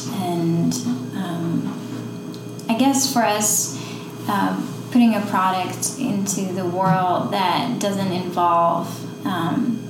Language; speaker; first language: English; non-native, fluent; Dutch